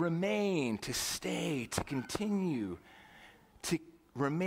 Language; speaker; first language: English; native; English